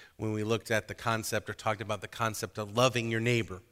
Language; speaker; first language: English; native; English